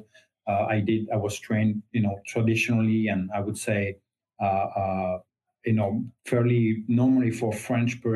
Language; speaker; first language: English; non-native, fluent; French